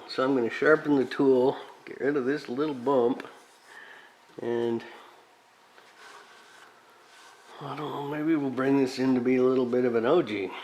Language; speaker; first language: English; native; English